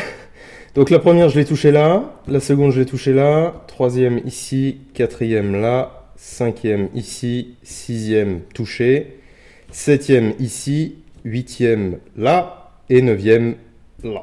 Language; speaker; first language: French; native; French